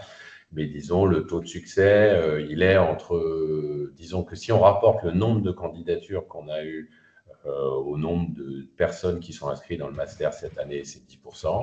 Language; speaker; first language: French; native; French